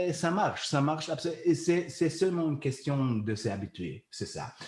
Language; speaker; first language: French; non-native, learner; German